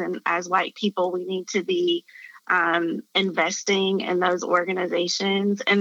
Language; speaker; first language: English; native; English